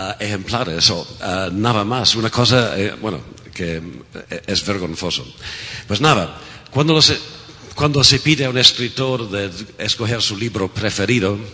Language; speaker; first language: Spanish; non-native, fluent; English